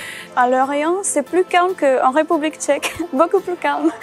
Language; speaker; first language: French; non-native, fluent; Czech